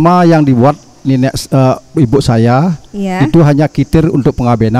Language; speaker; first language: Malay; non-native, local second language; Balinese